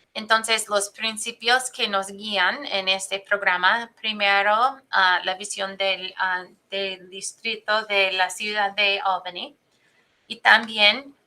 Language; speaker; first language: Spanish; non-native, fluent; English